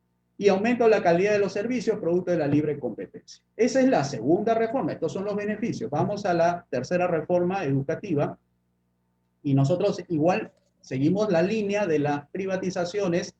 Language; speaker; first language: Spanish; native; Spanish